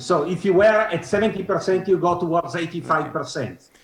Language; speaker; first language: English; non-native, fluent; Italian